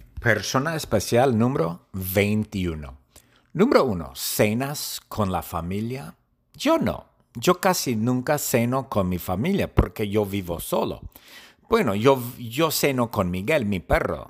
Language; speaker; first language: Spanish; non-native, learner; English